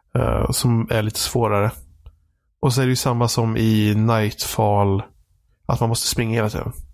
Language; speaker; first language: Swedish; native; Swedish